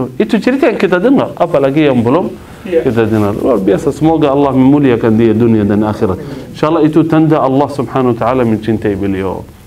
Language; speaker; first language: Malay; non-native, fluent; Arabic